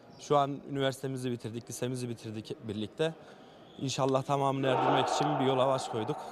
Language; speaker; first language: Turkish; native; Turkish